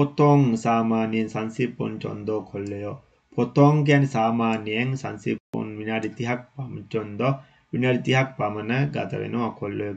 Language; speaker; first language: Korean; non-native, learner; Sinhala